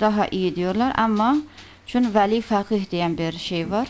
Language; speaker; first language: Turkish; non-native, fluent; Persian